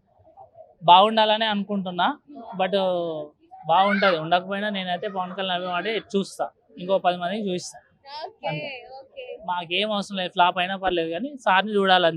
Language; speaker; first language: Telugu; native; Telugu